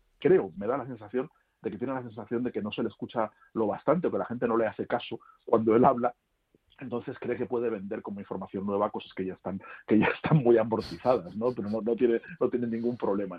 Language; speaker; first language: Spanish; native; Spanish